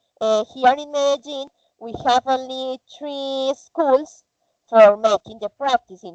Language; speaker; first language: English; non-native, learner; Spanish